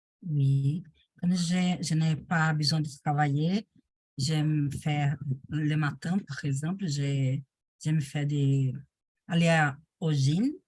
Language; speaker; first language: French; non-native, learner; Portuguese